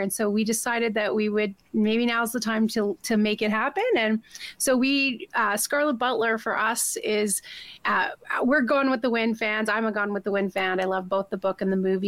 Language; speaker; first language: English; native; English